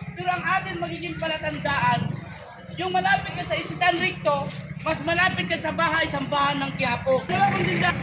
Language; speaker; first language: Filipino; native; Filipino